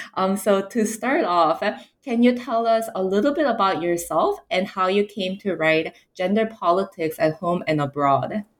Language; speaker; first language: English; native; English